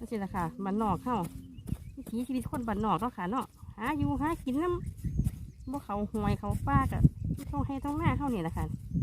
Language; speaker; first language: Thai; native; Thai